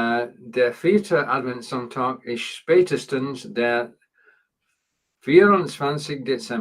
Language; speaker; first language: German; non-native, learner; English